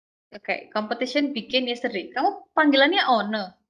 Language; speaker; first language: English; non-native, fluent; Javanese